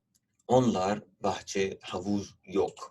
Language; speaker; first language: Turkish; non-native, fluent; Urdu